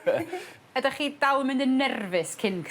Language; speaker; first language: Welsh; native; Welsh